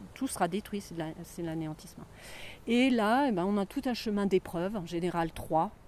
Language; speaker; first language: French; native; French